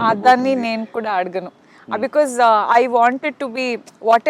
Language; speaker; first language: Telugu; non-native, local second language; Kannada